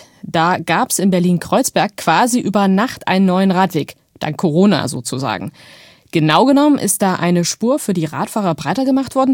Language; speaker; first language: German; native; German